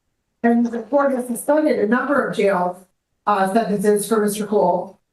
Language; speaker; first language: English; native; English